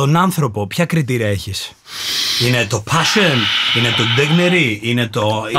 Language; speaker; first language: Greek; native; Greek